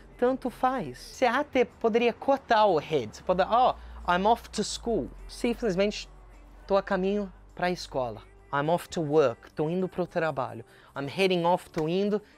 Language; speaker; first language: Portuguese; native; Portuguese